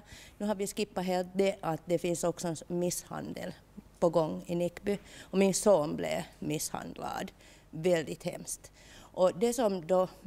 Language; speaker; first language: Swedish; non-native, local second language; Finnish